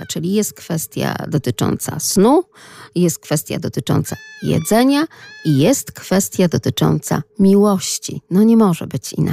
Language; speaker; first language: Polish; native; Polish